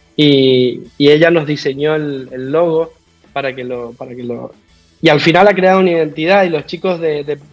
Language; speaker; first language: Spanish; native; Spanish